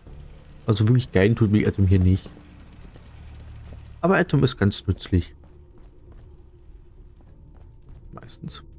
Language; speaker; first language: German; native; German